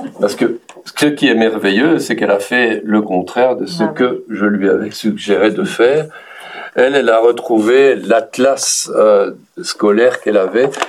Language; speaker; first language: French; native; French